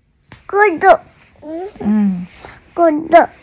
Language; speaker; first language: Kannada; early bilingual, heritage; Kannada